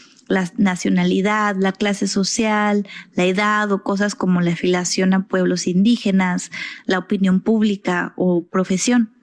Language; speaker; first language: Spanish; native; Spanish